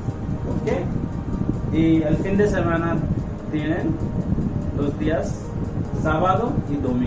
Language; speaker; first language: Spanish; non-native, learner; Hindi